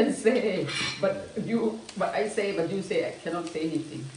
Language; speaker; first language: English; non-native, learner; Thai